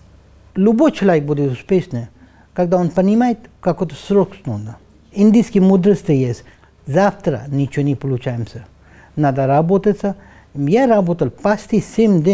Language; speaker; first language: Russian; non-native, learner; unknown